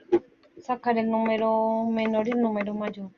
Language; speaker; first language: Spanish; native; Spanish